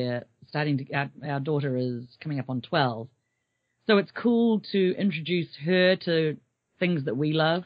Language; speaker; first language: English; native; English